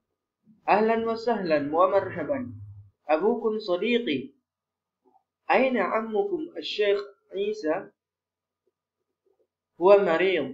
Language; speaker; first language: Arabic; non-native, fluent; Indonesian